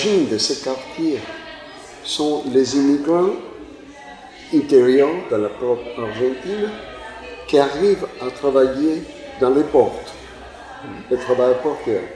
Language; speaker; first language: French; non-native, fluent; Spanish